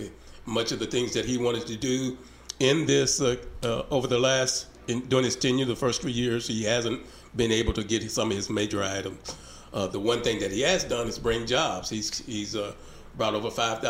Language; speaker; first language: English; native; English